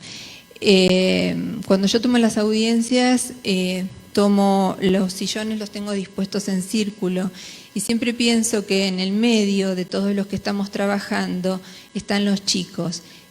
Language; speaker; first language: Spanish; native; Spanish